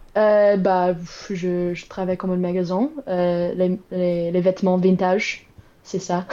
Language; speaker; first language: French; non-native, learner; English